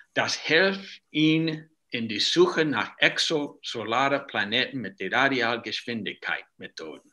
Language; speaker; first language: German; non-native, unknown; English